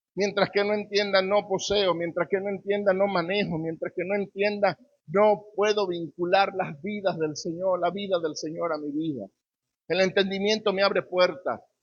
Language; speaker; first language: Spanish; native; Spanish